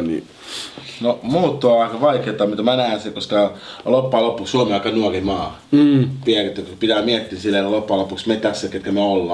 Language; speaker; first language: Finnish; early bilingual, other home language; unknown